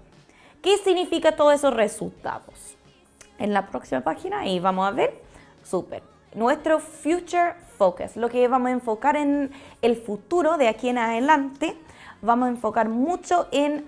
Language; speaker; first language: Spanish; non-native, fluent; English